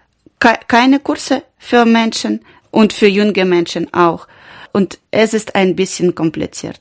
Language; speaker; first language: German; non-native, learner; Ukrainian